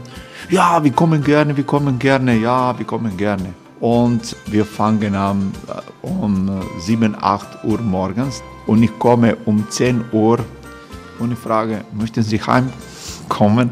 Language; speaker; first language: German; non-native, fluent; Croatian